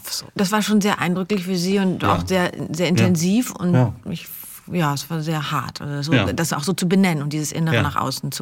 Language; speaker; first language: German; native; German